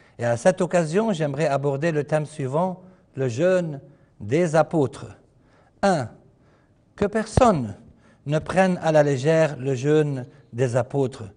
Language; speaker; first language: French; non-native, fluent; Arabic